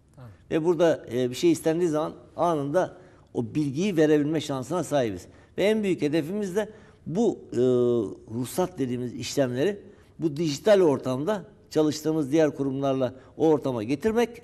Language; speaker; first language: Turkish; native; Turkish